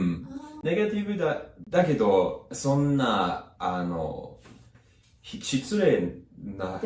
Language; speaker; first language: Japanese; non-native, learner; English